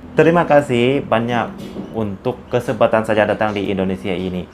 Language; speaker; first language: Indonesian; non-native, learner; Lao